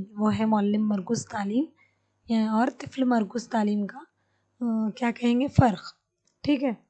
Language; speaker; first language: Urdu; native; Urdu